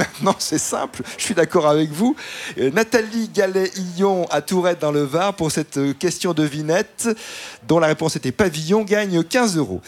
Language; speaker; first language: French; native; French